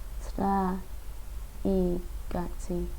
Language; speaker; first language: Italian; non-native, learner; English